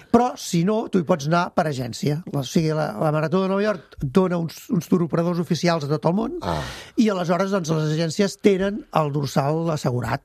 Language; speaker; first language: Catalan; native; Catalan